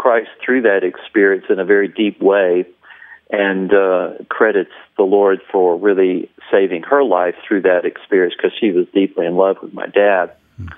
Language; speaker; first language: English; native; English